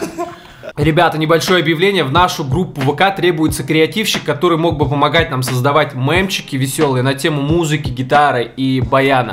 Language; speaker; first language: Russian; native; Russian